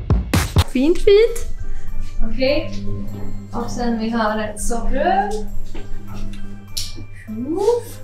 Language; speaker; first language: Swedish; non-native, fluent; Russian